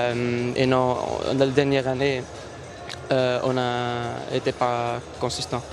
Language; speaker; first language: French; non-native, learner; Portuguese